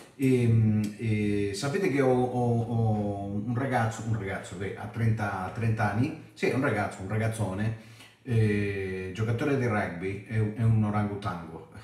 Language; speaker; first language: Italian; non-native, fluent; Spanish